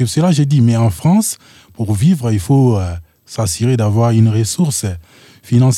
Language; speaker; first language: French; non-native, local second language; Lingala